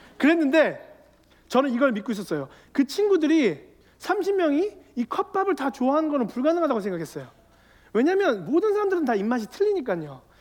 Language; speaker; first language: Korean; native; Korean